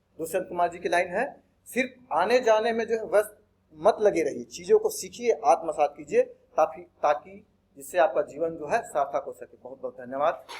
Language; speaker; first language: Hindi; native; Hindi